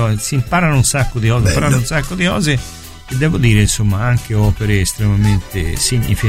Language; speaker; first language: Italian; native; Italian